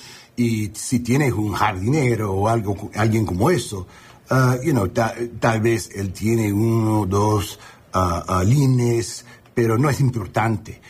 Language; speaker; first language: Spanish; non-native, learner; English